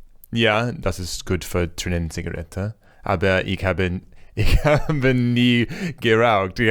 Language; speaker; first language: German; non-native, learner; English